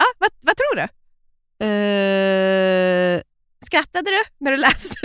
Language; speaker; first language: Swedish; native; Swedish